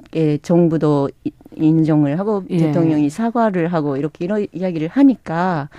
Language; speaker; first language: Korean; non-native, fluent; Japanese